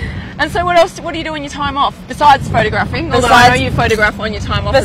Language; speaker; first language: English; native; English